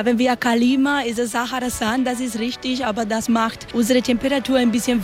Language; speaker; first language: German; non-native, learner; Spanish